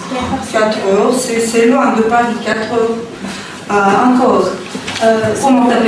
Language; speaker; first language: French; non-native, fluent; Russian